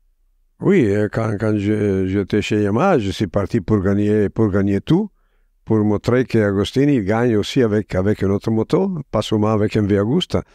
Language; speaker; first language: French; non-native, fluent; Italian